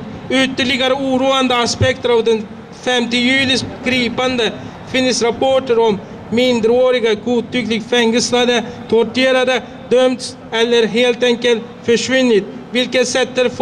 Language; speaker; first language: Swedish; non-native, fluent; Uyghur